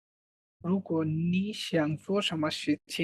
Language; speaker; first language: Chinese; non-native, learner; Bangla